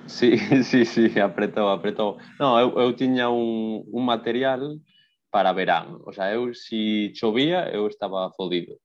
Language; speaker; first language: Galician; non-native, local second language; Spanish